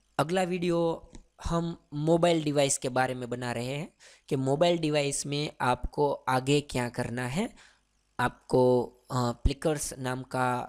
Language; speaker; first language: Hindi; non-native, local second language; Gujarati